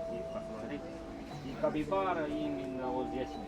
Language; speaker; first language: Russian; non-native, learner; Chinese